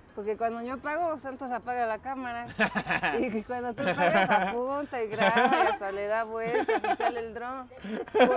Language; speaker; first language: Spanish; native; Spanish